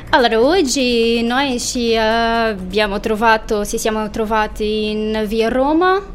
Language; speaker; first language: Italian; non-native, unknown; Portuguese